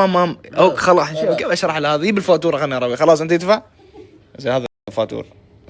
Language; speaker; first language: Arabic; native; Arabic